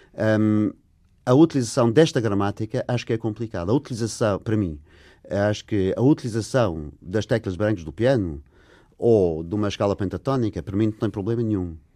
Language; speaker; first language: Portuguese; non-native, fluent; English